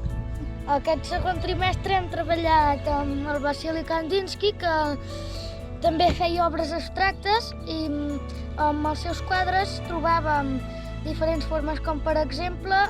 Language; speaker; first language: Catalan; native; Catalan